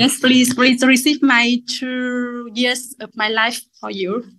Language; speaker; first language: English; non-native, learner; Vietnamese